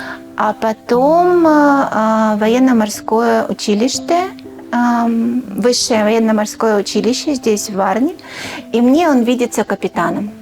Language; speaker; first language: Russian; native; Russian